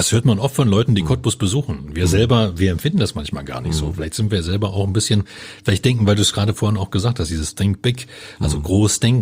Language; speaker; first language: German; native; German